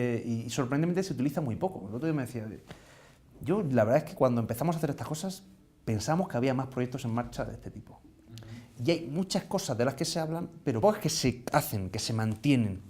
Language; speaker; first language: Spanish; native; Spanish